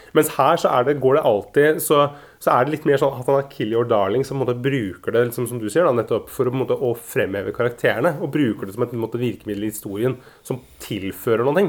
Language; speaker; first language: Norwegian; native; Norwegian